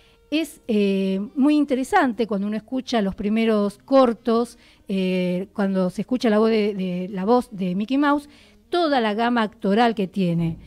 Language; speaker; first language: Spanish; native; Spanish